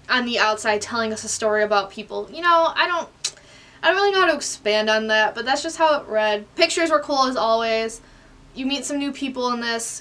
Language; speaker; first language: English; native; English